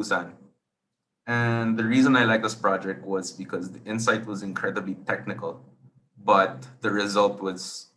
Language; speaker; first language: English; non-native, local second language; Filipino